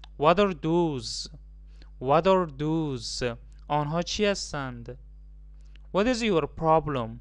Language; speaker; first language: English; non-native, fluent; Persian